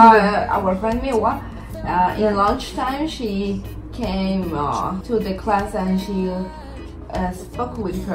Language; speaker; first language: English; non-native, learner; Spanish